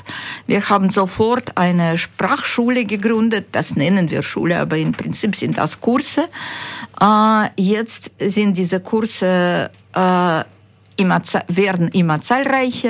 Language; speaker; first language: German; non-native, fluent; Ukrainian